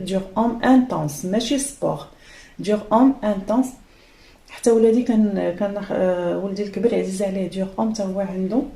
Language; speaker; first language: Arabic; native; Arabic